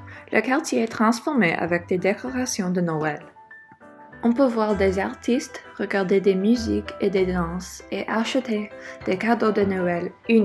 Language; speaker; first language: French; non-native, learner; English